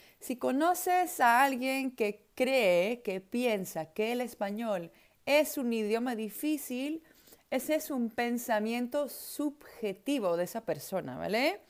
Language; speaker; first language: Spanish; non-native, fluent; Dutch